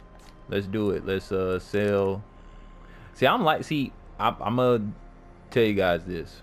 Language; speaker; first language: English; native; English